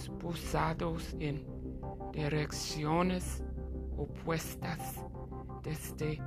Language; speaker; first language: Spanish; non-native, learner; English